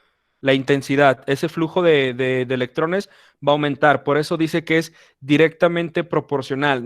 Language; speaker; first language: Spanish; native; Spanish